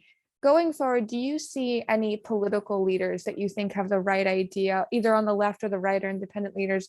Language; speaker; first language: English; native; English